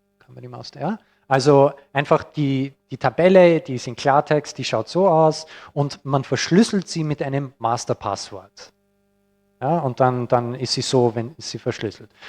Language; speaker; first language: German; non-native, fluent; English